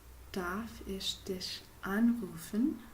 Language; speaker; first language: German; non-native, fluent; English